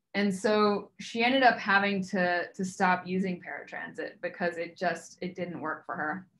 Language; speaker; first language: English; native; English